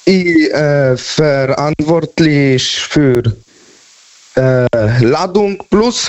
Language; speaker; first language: German; non-native, learner; Polish